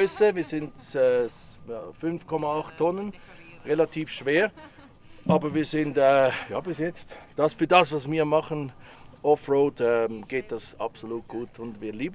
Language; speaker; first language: German; native; German